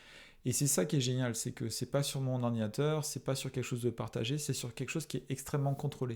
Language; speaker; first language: French; native; French